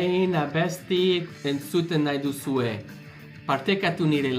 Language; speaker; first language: Basque; non-native, learner; English